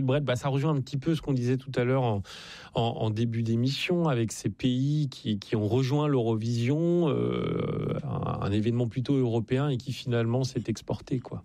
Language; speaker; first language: French; native; French